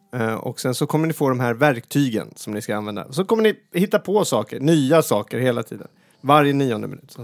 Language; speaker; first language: Swedish; native; Swedish